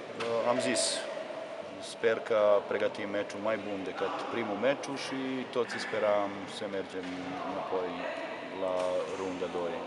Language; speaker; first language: Romanian; non-native, learner; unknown